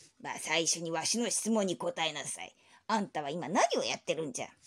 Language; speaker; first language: Japanese; native; Japanese